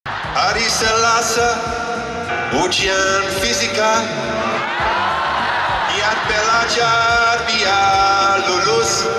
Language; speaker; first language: Indonesian; non-native, learner; English